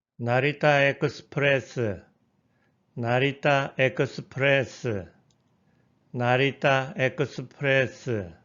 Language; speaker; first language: Korean; native; Korean